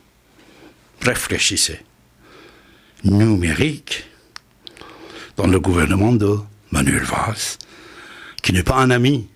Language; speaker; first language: French; non-native, fluent; Persian